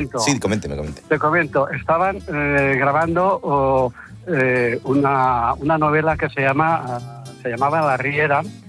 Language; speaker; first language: Spanish; native; Spanish